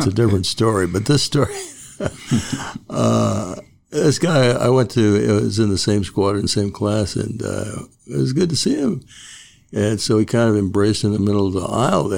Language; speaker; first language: English; native; English